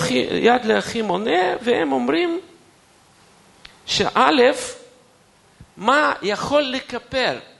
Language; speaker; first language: Hebrew; non-native, fluent; Russian